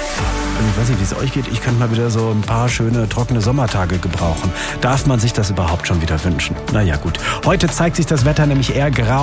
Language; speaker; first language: German; native; German